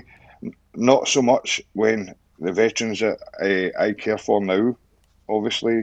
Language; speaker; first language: English; native; English